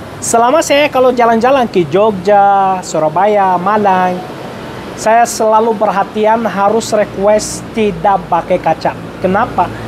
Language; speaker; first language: Indonesian; non-native, fluent; Arabic